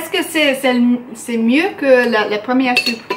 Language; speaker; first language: French; non-native, learner; English